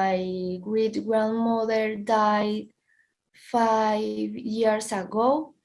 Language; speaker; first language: English; non-native, learner; Spanish